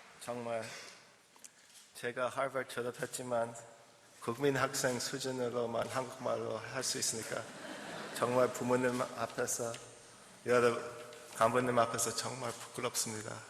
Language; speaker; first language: Korean; early bilingual, heritage; English